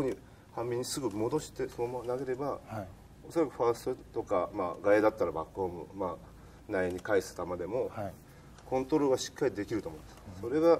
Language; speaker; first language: Japanese; native; Japanese